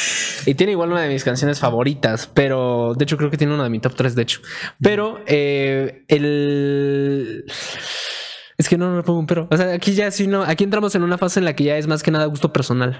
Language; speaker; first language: Spanish; native; Spanish